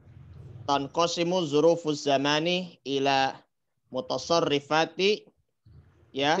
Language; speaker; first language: Arabic; non-native, learner; Indonesian